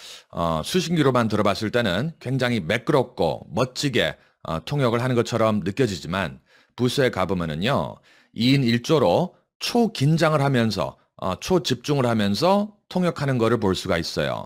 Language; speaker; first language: Korean; native; Korean